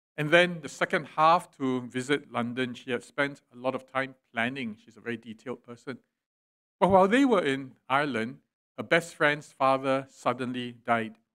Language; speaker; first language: English; native; English